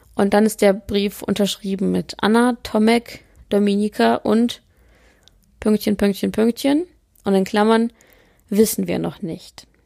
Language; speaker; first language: German; early bilingual, other home language; Polish